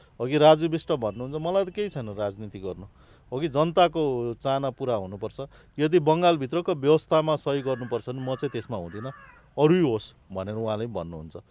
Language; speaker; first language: Nepali; native; Nepali